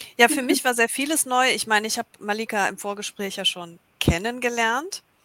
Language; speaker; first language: German; native; German